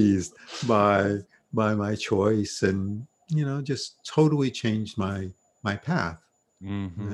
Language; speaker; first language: English; native; English